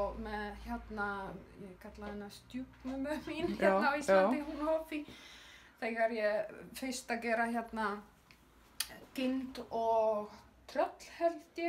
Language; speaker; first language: Icelandic; non-native, learner; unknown